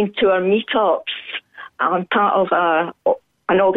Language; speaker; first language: English; native; English